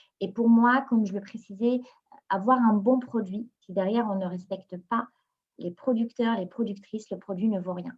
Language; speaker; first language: French; non-native, local second language; Arabic